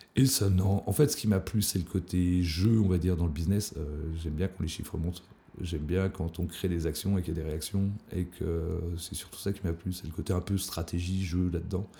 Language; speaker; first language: French; native; French